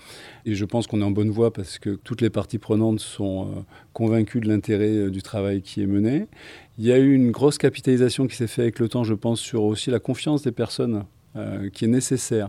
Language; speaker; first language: French; native; French